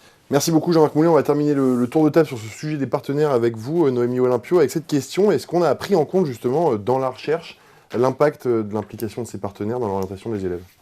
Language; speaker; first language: French; native; French